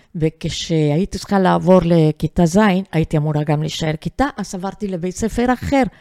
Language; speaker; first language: Hebrew; non-native, fluent; Spanish